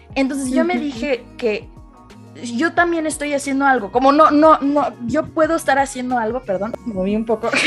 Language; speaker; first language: Spanish; early bilingual, heritage; Spanish